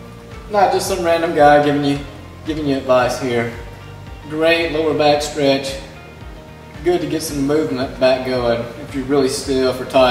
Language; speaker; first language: English; native; English